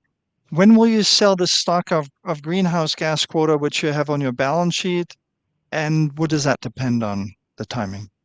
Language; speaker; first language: English; non-native, fluent; German